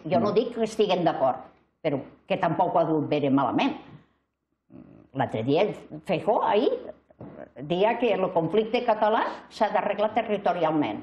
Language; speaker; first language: Catalan; native; Catalan